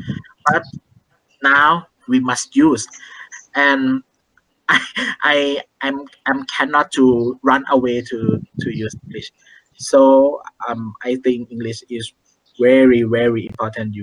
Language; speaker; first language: English; non-native, learner; Thai